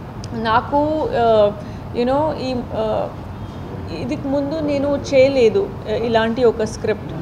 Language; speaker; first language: Telugu; non-native, fluent; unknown